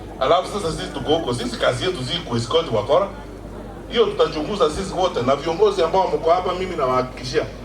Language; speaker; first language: Swahili; non-native, local second language; Gusii